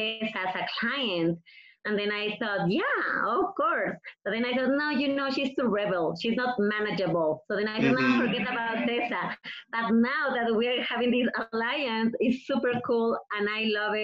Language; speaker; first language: English; non-native, fluent; Spanish